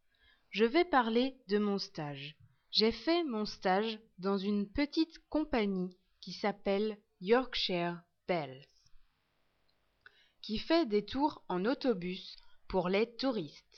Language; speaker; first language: French; non-native, learner; English